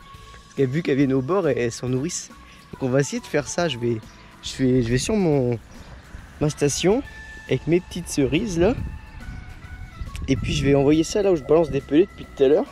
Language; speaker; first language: French; native; French